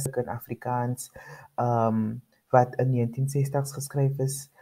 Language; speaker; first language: Afrikaans; non-native, local second language; English